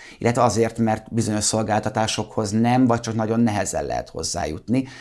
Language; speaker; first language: Hungarian; native; Hungarian